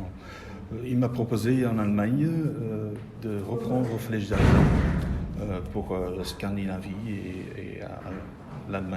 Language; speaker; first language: French; non-native, local second language; Dutch